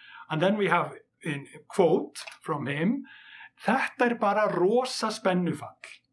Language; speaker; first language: English; non-native, fluent; Icelandic